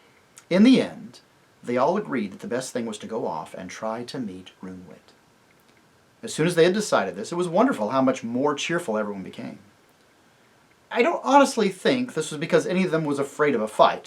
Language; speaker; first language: English; native; English